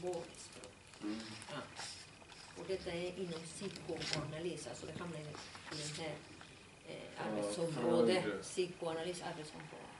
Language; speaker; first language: Swedish; non-native, fluent; Spanish